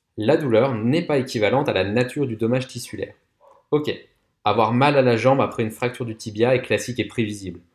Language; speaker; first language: French; native; French